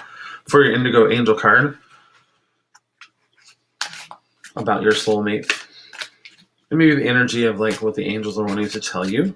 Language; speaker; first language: English; native; English